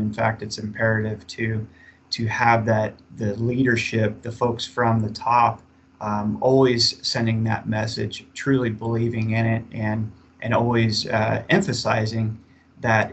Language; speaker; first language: English; native; English